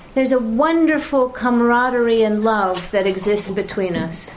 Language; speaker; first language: English; native; English